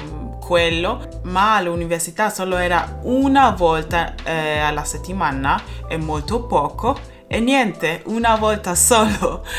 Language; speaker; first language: Italian; non-native, learner; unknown